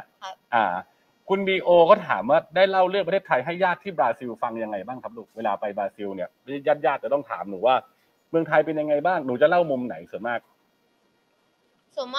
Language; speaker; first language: Thai; native; Thai